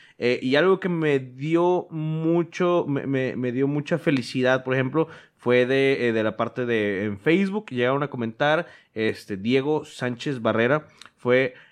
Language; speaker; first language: Spanish; native; Spanish